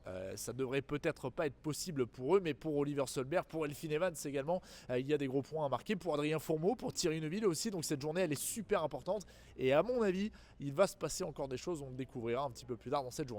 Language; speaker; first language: French; native; French